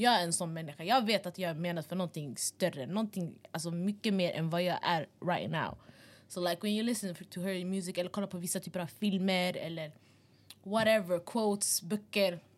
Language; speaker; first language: Swedish; early bilingual, other home language; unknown